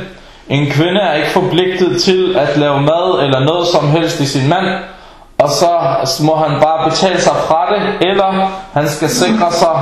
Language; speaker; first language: Danish; early bilingual, other home language; Arabic